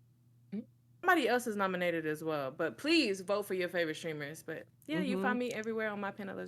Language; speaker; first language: English; native; English